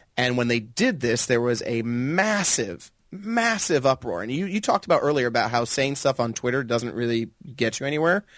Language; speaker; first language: English; native; English